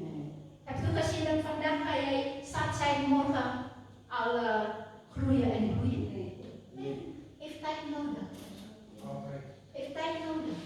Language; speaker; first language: Dutch; non-native, fluent; Indonesian